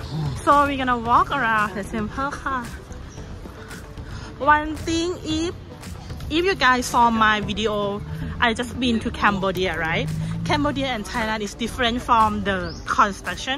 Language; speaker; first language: English; non-native, learner; Thai